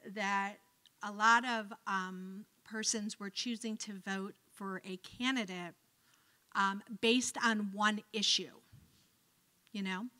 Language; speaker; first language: English; native; English